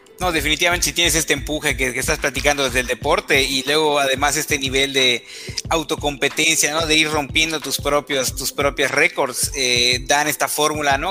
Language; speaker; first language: Spanish; native; Spanish